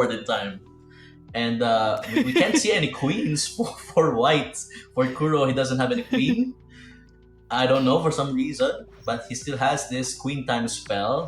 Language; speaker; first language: English; non-native, local second language; Filipino